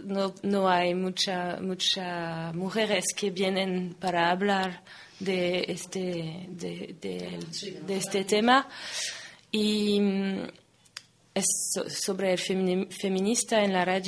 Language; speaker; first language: Spanish; non-native, learner; French